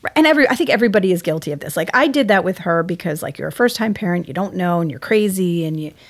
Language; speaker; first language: English; native; English